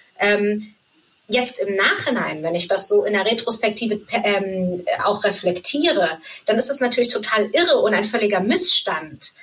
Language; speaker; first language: German; native; German